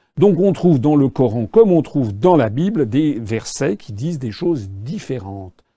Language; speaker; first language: French; native; French